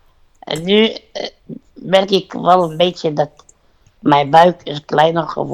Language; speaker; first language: Dutch; non-native, learner; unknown